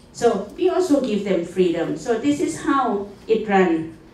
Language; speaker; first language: English; non-native, fluent; Thai